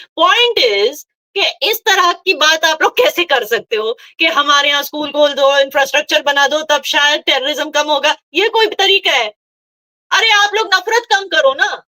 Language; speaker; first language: Hindi; non-native, local second language; Kashmiri